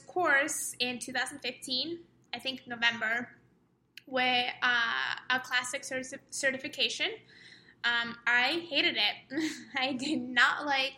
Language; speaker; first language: English; non-native, fluent; Estonian